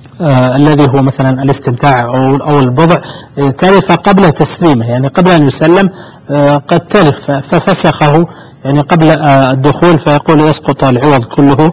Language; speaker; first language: Arabic; native; Arabic